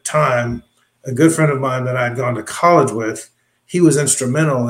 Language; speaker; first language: English; native; English